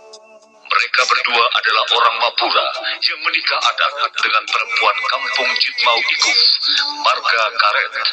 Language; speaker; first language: Indonesian; native; Indonesian